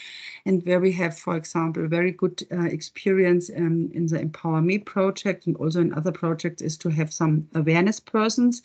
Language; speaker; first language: English; non-native, fluent; German